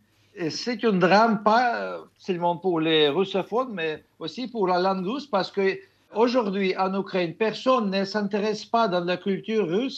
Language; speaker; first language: French; non-native, fluent; Russian